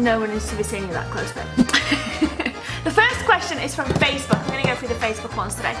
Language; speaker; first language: English; native; English